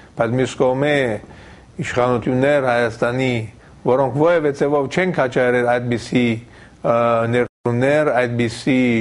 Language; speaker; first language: Armenian; early bilingual, heritage; Armenian